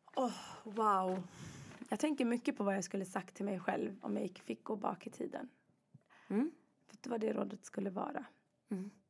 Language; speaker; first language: Swedish; early bilingual, other home language; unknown